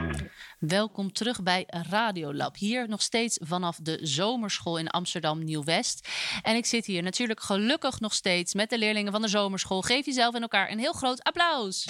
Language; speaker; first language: Dutch; native; Dutch